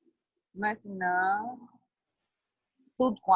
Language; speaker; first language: French; non-native, learner; Portuguese